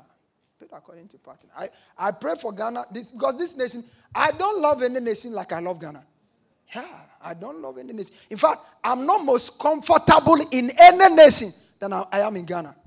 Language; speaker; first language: English; non-native, local second language; Akan